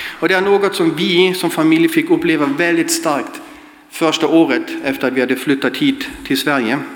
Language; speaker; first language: Swedish; non-native, fluent; German